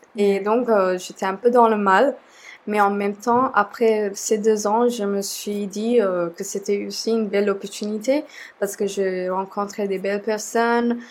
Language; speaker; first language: French; non-native, fluent; Sinhala